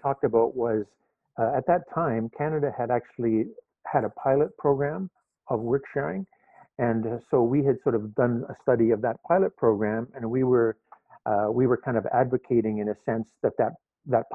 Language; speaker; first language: English; native; English